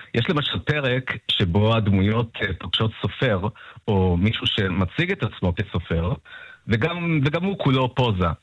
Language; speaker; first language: Hebrew; early bilingual, other home language; Russian